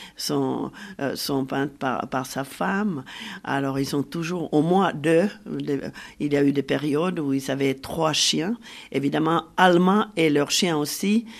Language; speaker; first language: French; non-native, fluent; Finnish